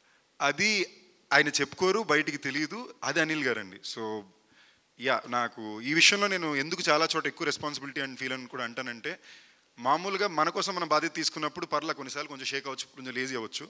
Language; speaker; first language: Telugu; native; Telugu